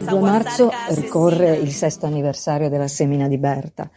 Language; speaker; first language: Italian; non-native, fluent; Spanish